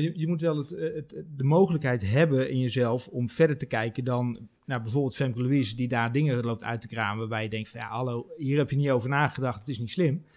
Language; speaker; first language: Dutch; native; Dutch